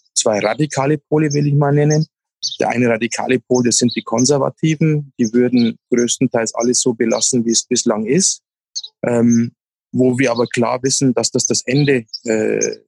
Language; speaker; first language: German; native; German